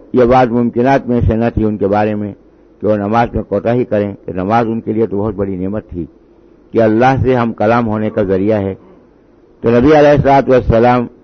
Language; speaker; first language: Urdu; native; Urdu